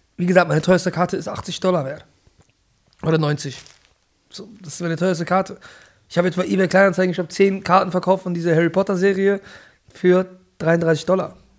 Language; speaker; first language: German; early bilingual, other home language; Italian